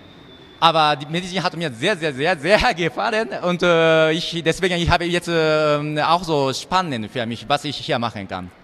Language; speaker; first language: German; non-native, learner; Japanese